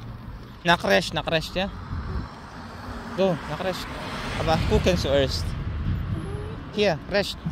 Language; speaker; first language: German; non-native, learner; Filipino